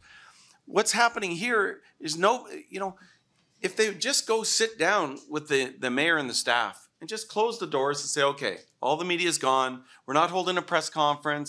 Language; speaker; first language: English; native; English